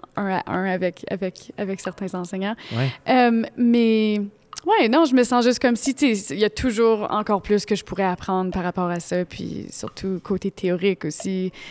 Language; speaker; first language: French; native; French